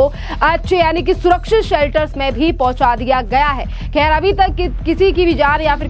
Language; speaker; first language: Hindi; native; Hindi